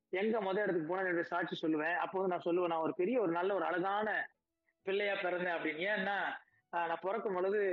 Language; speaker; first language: Tamil; native; Tamil